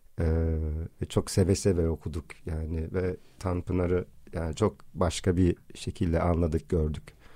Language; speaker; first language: Turkish; non-native, fluent; English